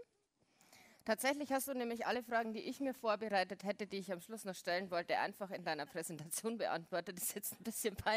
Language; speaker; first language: German; native; German